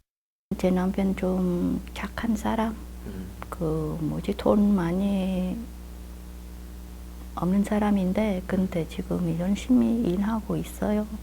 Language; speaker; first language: Korean; non-native, learner; Vietnamese